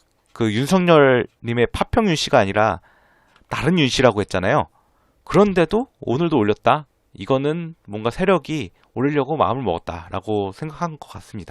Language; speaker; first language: Korean; native; Korean